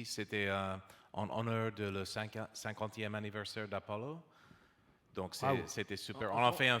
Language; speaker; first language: French; non-native, learner; English